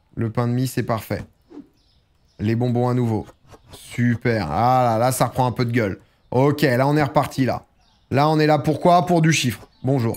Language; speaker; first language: French; native; French